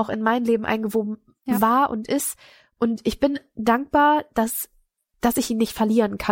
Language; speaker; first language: German; native; German